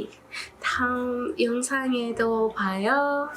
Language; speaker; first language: Korean; non-native, learner; English